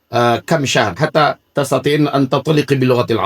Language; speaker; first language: Arabic; non-native, fluent; Indonesian